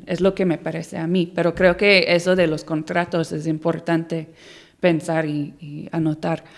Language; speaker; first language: Spanish; non-native, fluent; English